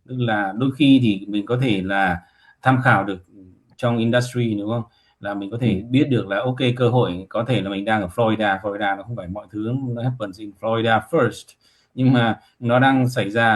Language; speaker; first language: Vietnamese; native; Vietnamese